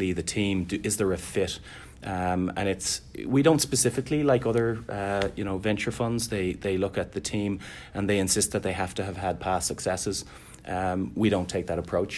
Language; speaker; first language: English; native; English